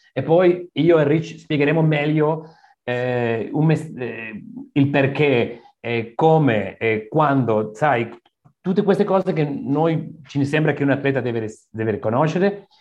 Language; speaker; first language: Italian; non-native, learner; Spanish